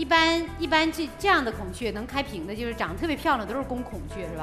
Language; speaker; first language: Chinese; native; Chinese